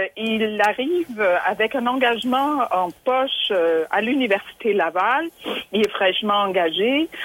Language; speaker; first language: French; non-native, fluent; German